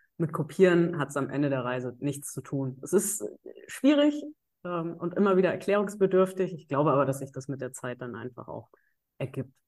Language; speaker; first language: German; native; German